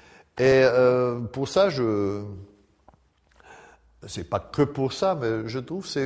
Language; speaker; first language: French; non-native, fluent; German